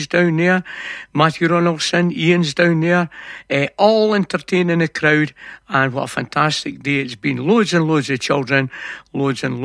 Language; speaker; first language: English; native; English